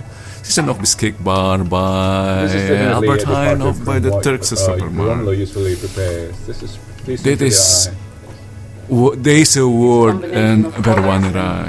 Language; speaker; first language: Dutch; non-native, learner; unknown